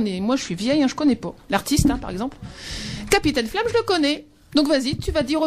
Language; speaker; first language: French; native; French